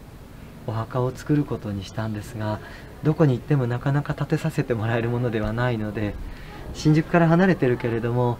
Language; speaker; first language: Japanese; native; Japanese